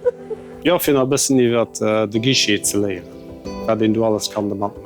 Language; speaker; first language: German; non-native, local second language; Luxembourgish